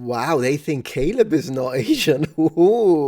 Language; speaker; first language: English; non-native, fluent; Italian